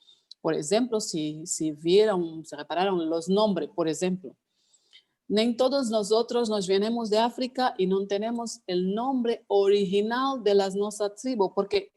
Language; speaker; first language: Spanish; non-native, learner; Portuguese